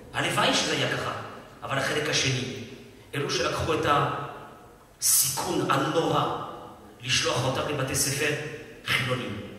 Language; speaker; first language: Hebrew; non-native, fluent; French